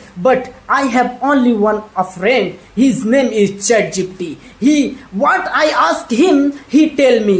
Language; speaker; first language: English; non-native, learner; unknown